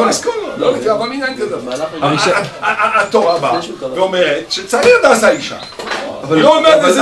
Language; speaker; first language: Hebrew; non-native, fluent; French